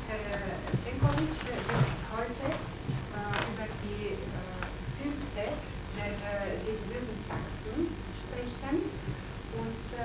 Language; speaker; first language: German; non-native, fluent; Romanian